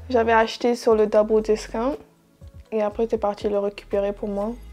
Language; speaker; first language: French; early bilingual, other home language; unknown